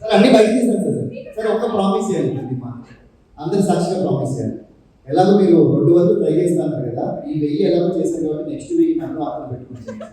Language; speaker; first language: Telugu; native; Telugu